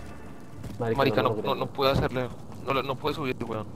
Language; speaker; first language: Spanish; native; Spanish